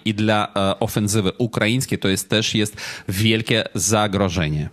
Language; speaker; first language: Polish; non-native, fluent; Ukrainian